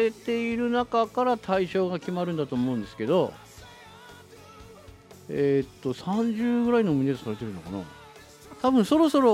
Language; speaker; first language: Japanese; native; Japanese